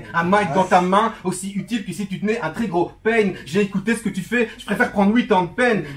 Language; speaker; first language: French; early bilingual, other home language; Turkish